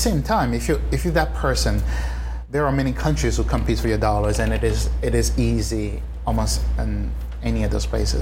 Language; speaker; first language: English; non-native, fluent; Haitian Creole